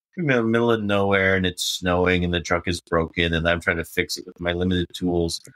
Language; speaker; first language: English; native; English